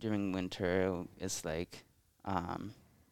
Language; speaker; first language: English; non-native, fluent; Italian